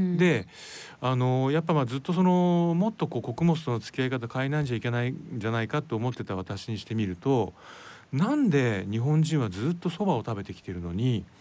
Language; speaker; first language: Japanese; native; Japanese